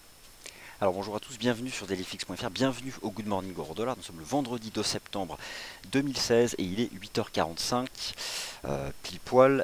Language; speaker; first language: French; native; French